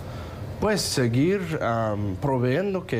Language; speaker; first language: Spanish; non-native, fluent; English